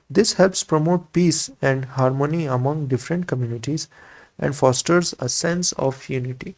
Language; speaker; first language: English; non-native, local second language; Urdu